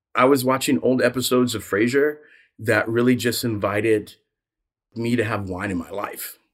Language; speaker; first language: English; native; English